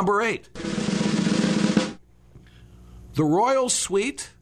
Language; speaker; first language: English; native; English